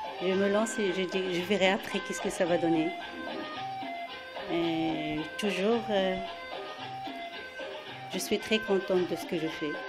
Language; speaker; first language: French; non-native, fluent; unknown